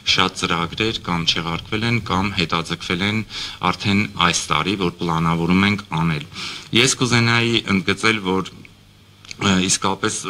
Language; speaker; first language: Armenian; native; Armenian